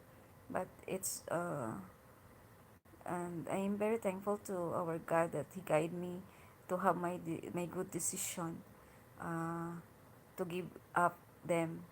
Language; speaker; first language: English; non-native, learner; Hiligaynon